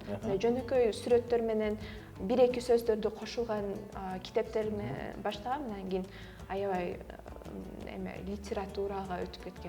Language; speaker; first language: Kyrgyz; early bilingual, heritage; Kyrgyz